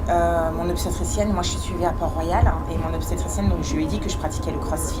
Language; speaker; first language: French; native; French